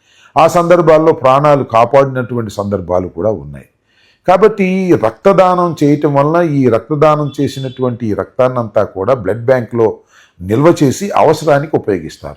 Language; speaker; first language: Telugu; native; Telugu